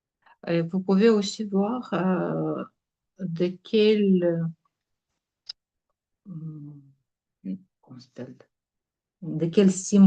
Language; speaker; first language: French; non-native, learner; Russian